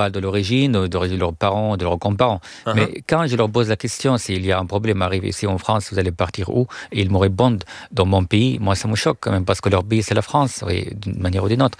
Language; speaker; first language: French; non-native, fluent; Arabic